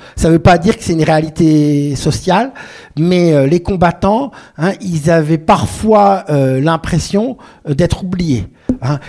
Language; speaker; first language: French; native; French